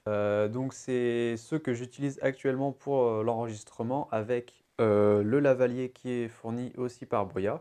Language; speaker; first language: French; native; French